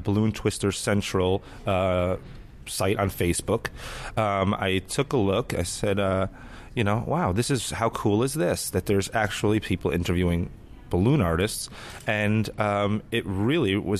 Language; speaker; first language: English; native; English